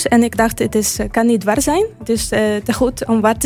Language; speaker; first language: Dutch; non-native, fluent; Ukrainian